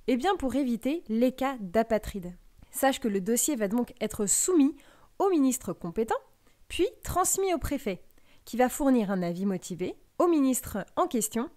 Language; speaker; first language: French; native; French